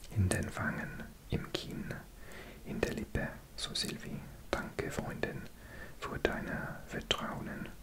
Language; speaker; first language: German; non-native, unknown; English